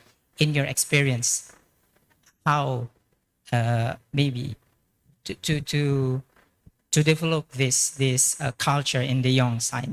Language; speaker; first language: English; non-native, fluent; Indonesian